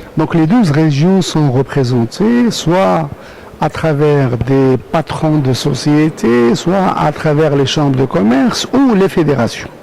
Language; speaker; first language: French; non-native, local second language; Arabic